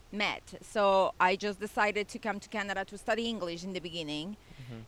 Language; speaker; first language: English; non-native, fluent; Spanish